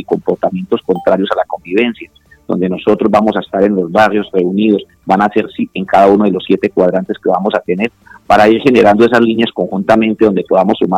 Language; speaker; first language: Spanish; native; Spanish